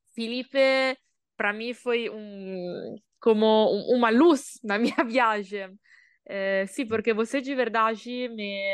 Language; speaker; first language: Portuguese; non-native, learner; Italian